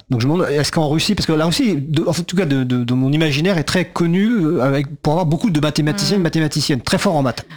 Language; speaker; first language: French; native; French